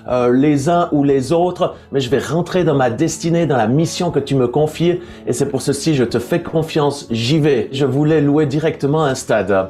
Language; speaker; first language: French; native; French